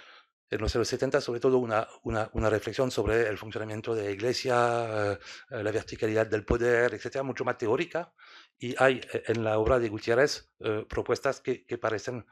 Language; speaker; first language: Spanish; non-native, fluent; French